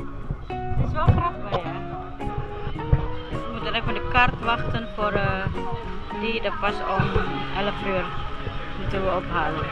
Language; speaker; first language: Dutch; non-native, learner; Indonesian